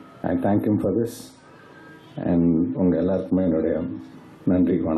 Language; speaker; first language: Tamil; native; Tamil